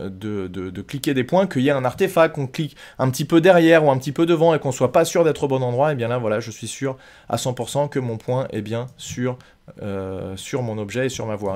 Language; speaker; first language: French; native; French